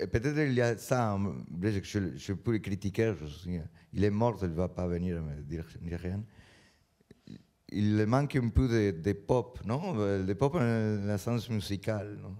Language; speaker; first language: French; non-native, learner; Spanish